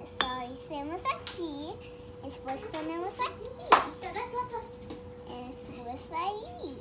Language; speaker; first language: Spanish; early bilingual, heritage; Spanish